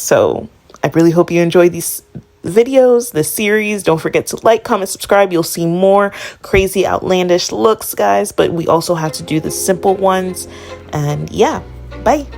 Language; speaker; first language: English; native; English